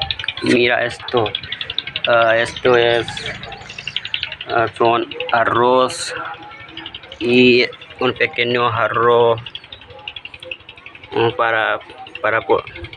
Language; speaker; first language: Spanish; non-native, learner; Hindi